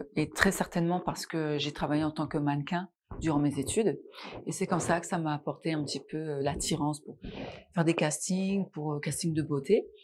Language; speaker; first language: French; non-native, local second language; Arabic